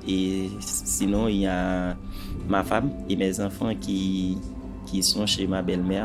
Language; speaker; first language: French; non-native, local second language; Haitian Creole